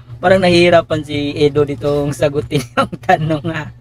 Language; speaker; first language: Filipino; native; Filipino